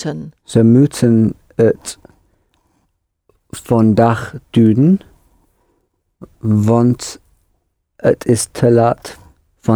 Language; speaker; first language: Dutch; non-native, learner; English